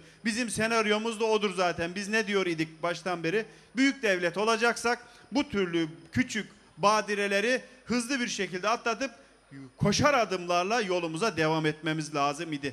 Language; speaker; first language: Turkish; native; Turkish